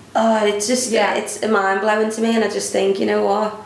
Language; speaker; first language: English; native; English